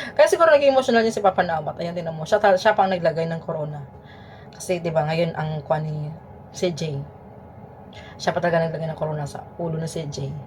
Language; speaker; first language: Filipino; native; Filipino